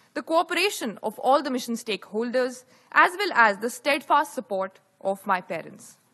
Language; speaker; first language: English; non-native, local second language; Hindi